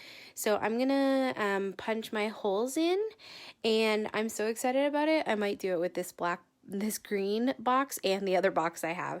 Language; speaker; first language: English; native; English